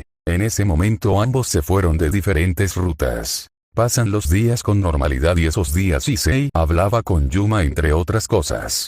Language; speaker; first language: Spanish; native; Spanish